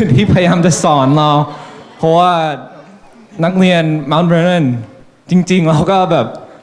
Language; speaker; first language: Thai; early bilingual, heritage; Thai